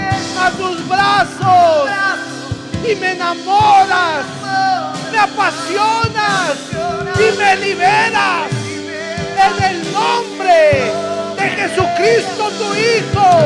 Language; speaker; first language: Spanish; native; Spanish